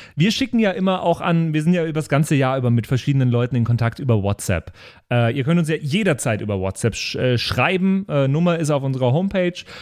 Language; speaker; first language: German; native; German